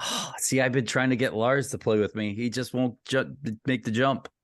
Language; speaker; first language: English; native; English